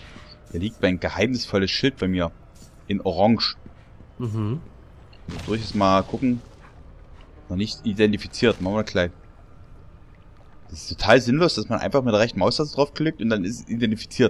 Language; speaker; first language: German; native; German